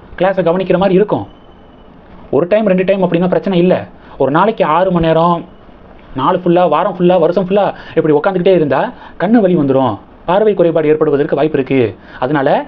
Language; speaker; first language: Tamil; native; Tamil